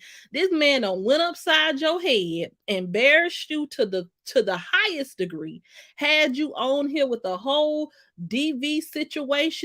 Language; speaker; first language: English; native; English